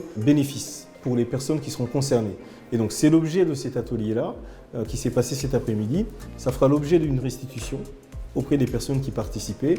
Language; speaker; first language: French; native; French